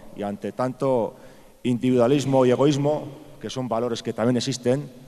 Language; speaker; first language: Spanish; non-native, local second language; Basque